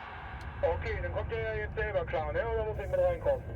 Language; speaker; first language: German; native; German